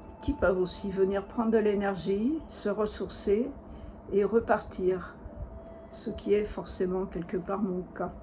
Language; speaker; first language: French; native; French